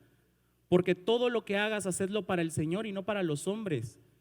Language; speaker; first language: Spanish; native; Spanish